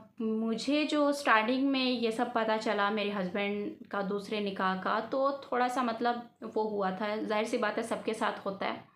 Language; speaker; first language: Urdu; native; Urdu